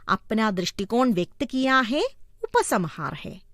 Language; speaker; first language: Hindi; non-native, local second language; Malayalam